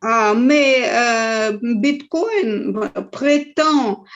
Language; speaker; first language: French; non-native, fluent; Russian